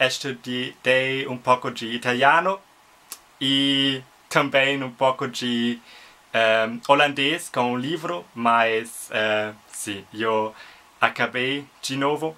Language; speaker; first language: Portuguese; non-native, fluent; German